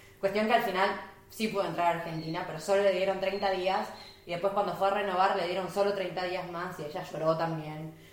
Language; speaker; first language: Spanish; native; Spanish